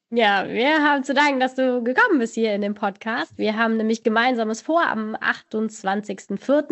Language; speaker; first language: German; native; German